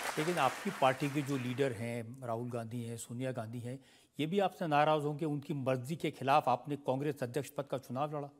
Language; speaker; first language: Hindi; native; Hindi